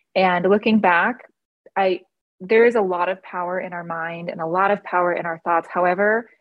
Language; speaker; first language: English; native; English